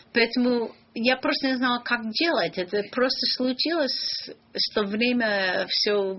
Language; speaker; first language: Russian; non-native, learner; English